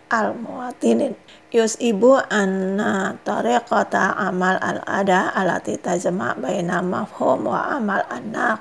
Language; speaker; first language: Arabic; non-native, learner; Indonesian